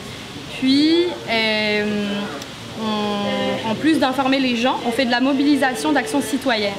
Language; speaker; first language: French; native; French